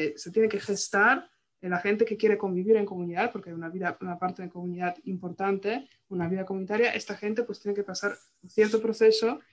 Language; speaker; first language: Spanish; non-native, fluent; Polish